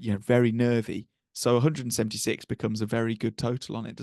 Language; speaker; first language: English; native; English